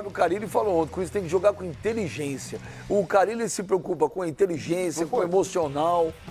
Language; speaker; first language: Portuguese; native; Portuguese